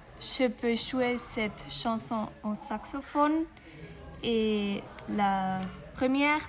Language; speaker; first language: French; non-native, learner; German